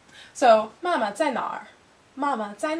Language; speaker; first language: Chinese; non-native, learner; English